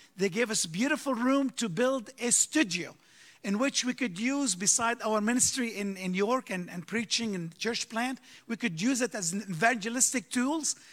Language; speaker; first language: English; early bilingual, other home language; Arabic